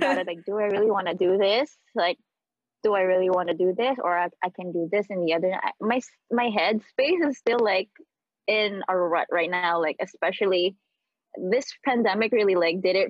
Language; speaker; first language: English; non-native, local second language; Filipino